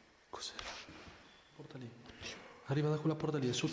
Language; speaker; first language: Italian; native; Italian